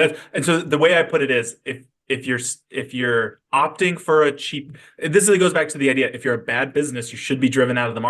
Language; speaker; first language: English; native; English